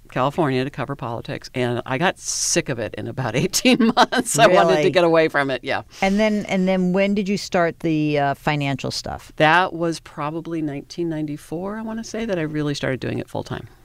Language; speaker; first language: English; native; English